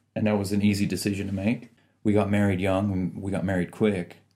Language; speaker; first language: English; native; English